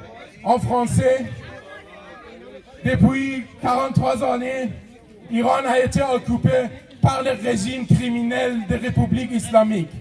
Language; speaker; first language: French; non-native, learner; Persian